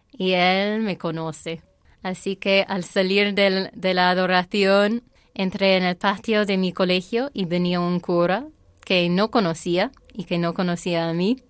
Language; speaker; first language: Spanish; non-native, fluent; English